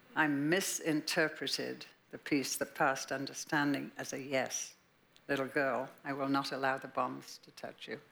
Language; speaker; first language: English; native; English